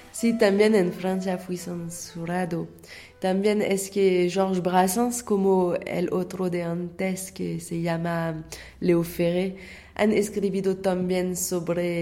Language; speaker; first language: Spanish; non-native, learner; French